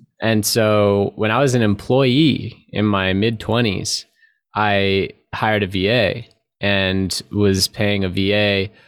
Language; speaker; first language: English; native; English